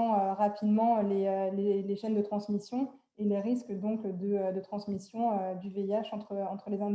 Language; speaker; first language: French; native; French